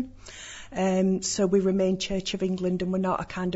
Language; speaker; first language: English; native; English